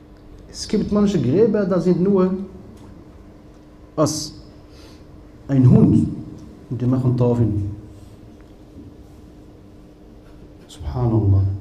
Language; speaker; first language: German; non-native, fluent; Arabic